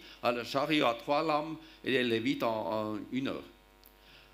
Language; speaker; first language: French; non-native, local second language; German